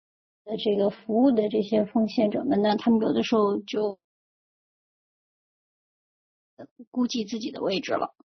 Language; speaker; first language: Chinese; native; Chinese